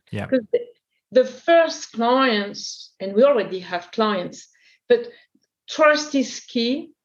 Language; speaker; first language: English; non-native, fluent; French